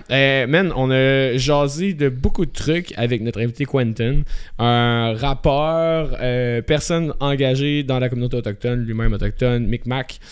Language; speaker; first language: French; native; French